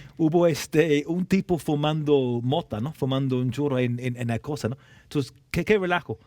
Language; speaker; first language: Spanish; non-native, fluent; English